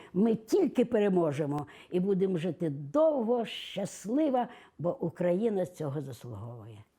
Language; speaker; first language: Ukrainian; non-native, local second language; Russian